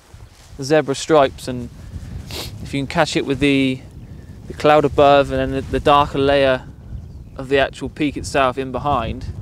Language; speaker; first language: English; native; English